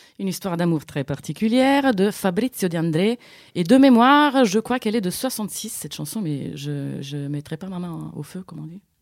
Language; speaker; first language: French; non-native, fluent; Italian